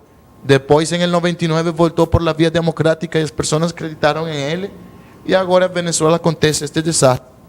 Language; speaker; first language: Portuguese; non-native, learner; Spanish